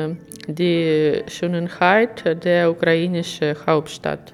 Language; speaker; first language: German; non-native, learner; Ukrainian